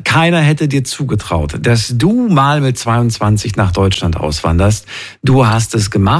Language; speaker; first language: German; native; German